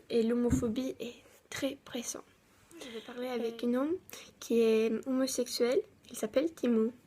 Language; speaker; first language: French; non-native, learner; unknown